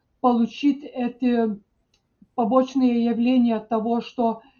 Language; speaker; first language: Russian; non-native, fluent; Lithuanian